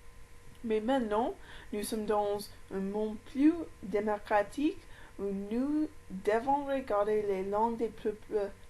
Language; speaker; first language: French; non-native, learner; English